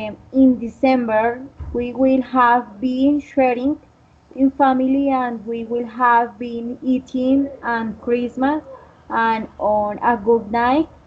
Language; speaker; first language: English; non-native, learner; Spanish